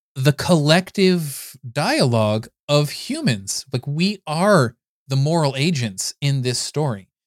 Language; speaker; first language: English; native; English